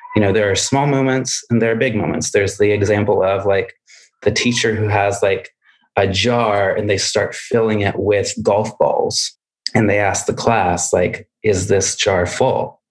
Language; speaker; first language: English; native; English